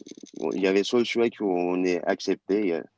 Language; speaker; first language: French; non-native, learner; Turkish